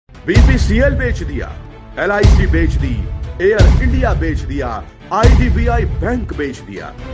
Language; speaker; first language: Hindi; native; Hindi